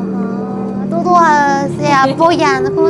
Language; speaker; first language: Spanish; non-native, learner; Korean